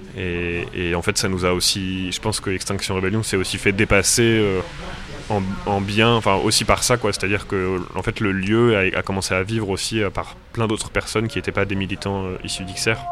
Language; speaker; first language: French; native; French